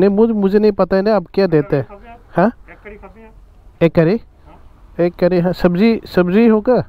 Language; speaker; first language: Hindi; non-native, learner; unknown